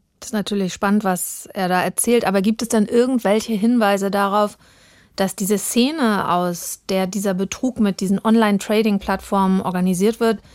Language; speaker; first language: German; native; German